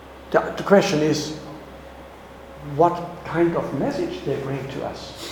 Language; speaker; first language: English; non-native, fluent; German